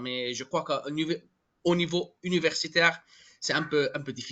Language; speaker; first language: French; non-native, fluent; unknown